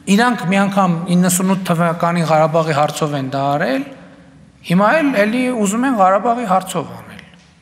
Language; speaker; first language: Armenian; native; Armenian